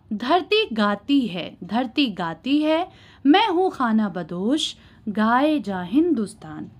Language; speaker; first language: Urdu; native; Urdu